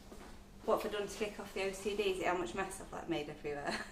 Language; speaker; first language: English; native; English